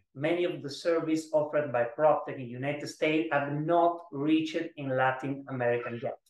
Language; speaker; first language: English; non-native, learner; Italian